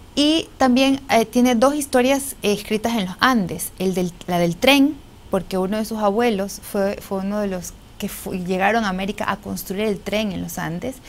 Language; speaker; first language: Spanish; native; Spanish